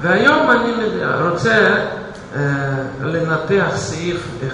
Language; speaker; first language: Hebrew; non-native, fluent; Russian